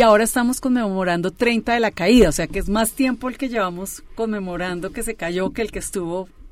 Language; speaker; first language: Spanish; native; Spanish